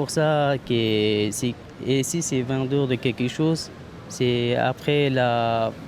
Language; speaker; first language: French; non-native, learner; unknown